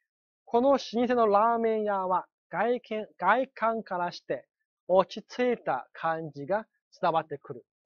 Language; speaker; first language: Japanese; non-native, fluent; Chinese